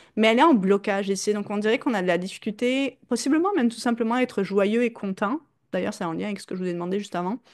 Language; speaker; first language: French; native; French